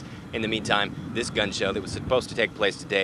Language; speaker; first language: English; native; English